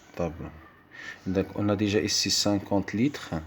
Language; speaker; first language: French; non-native, local second language; Arabic